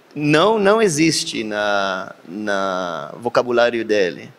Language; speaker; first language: Portuguese; non-native, fluent; Hebrew